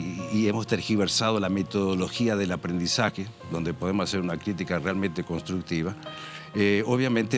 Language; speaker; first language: Spanish; native; Spanish